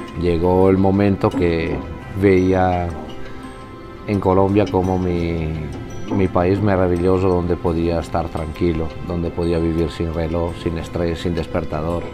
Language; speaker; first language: Spanish; non-native, fluent; Italian